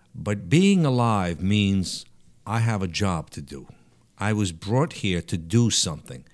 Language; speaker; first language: English; early bilingual, other home language; Italian